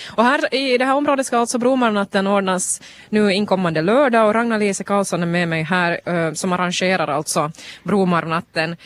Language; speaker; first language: Swedish; native; Swedish